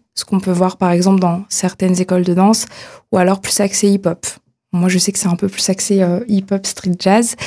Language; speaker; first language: French; native; French